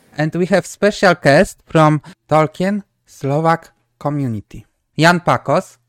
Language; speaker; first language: English; non-native, learner; Polish